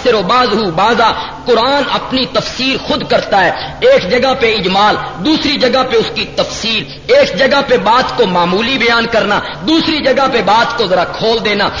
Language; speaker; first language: Urdu; non-native, local second language; Punjabi